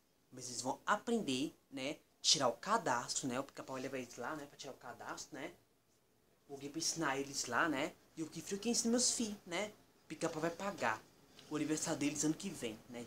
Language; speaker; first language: Portuguese; native; Portuguese